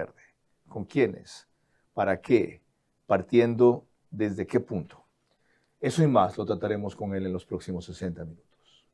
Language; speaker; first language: Spanish; native; Spanish